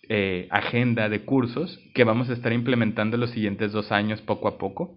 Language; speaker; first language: Spanish; native; Spanish